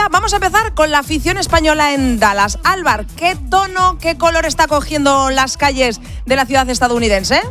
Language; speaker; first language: Spanish; native; Spanish